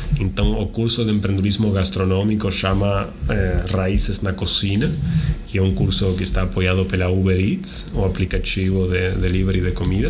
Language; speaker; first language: Portuguese; non-native, fluent; Spanish